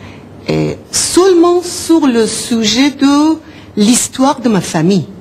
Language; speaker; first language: French; non-native, fluent; Persian